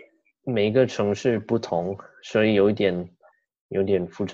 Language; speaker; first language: Chinese; non-native, fluent; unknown